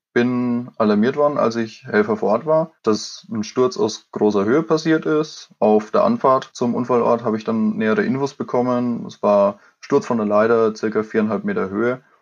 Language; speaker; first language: German; native; German